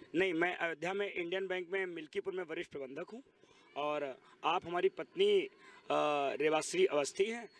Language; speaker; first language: Hindi; native; Hindi